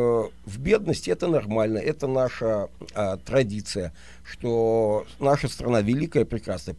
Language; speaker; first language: Russian; native; Russian